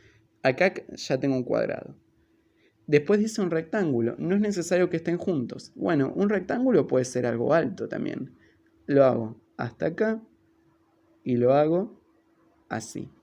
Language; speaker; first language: Spanish; native; Spanish